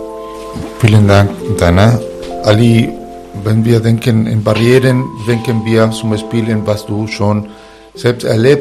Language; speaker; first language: German; non-native, fluent; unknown